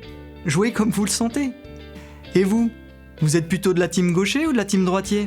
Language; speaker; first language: French; native; French